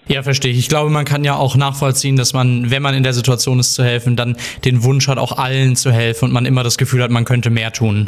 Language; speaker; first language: German; native; German